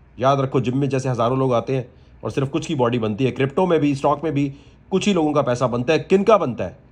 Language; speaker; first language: Urdu; native; Urdu